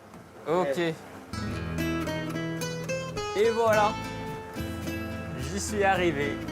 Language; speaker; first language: French; non-native, local second language; German